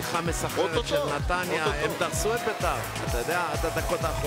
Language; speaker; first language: Hebrew; native; Hebrew